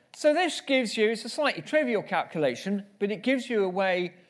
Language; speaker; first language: English; native; English